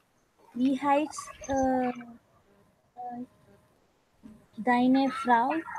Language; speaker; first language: German; non-native, learner; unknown